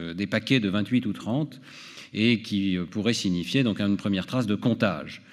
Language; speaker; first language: French; native; French